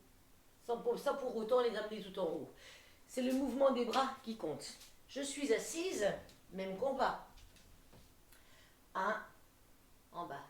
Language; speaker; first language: French; native; French